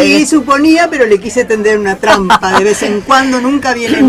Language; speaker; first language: Spanish; native; Spanish